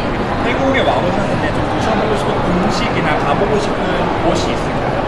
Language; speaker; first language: Korean; non-native, fluent; Thai